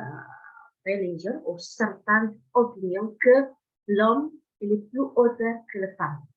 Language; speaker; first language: French; non-native, fluent; Indonesian